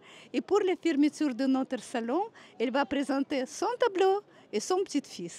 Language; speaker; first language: French; non-native, fluent; Russian